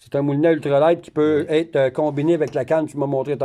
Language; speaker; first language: French; native; French